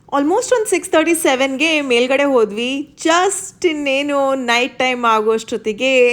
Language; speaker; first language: Kannada; non-native, local second language; Tulu